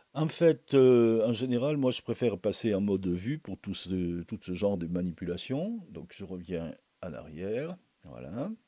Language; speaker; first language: French; native; French